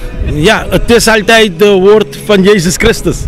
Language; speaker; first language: Dutch; non-native, local second language; Papiamento